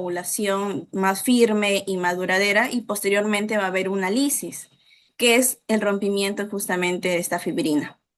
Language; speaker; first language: Spanish; native; Spanish